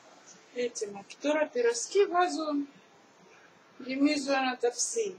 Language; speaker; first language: Greek; non-native, learner; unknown